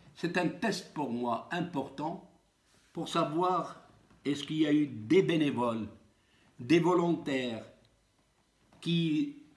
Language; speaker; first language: French; non-native, local second language; Arabic